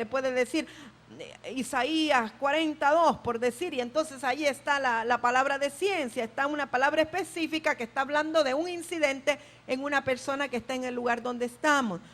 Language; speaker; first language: Spanish; native; Spanish